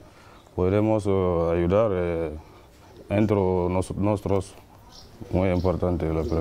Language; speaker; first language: Spanish; non-native, learner; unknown